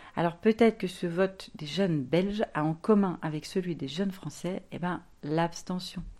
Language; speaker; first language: French; native; French